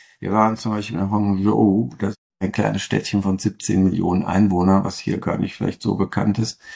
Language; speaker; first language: German; native; German